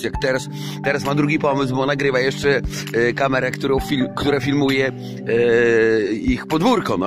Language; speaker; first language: Polish; native; Polish